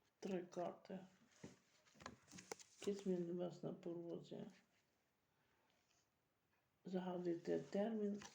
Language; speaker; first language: Ukrainian; native; Ukrainian